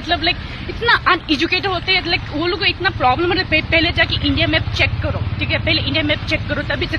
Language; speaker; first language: Hindi; non-native, local second language; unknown